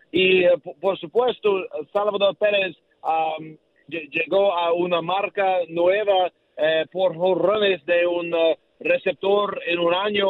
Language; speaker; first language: Spanish; non-native, learner; English